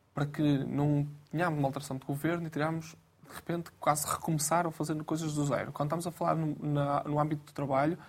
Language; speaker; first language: Portuguese; native; Portuguese